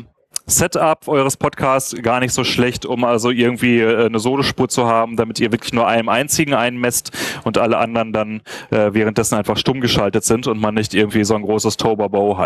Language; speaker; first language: German; native; German